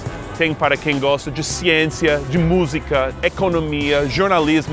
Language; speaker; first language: Portuguese; non-native, fluent; English